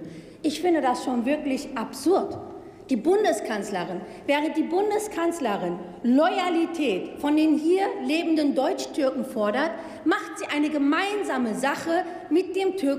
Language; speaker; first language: German; early bilingual, other home language; Turkish